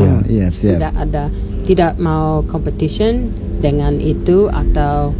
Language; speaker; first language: Indonesian; non-native, learner; English